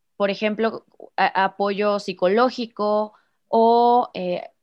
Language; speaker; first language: Spanish; native; Spanish